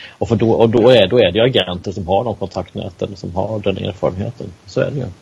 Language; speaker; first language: Swedish; native; Swedish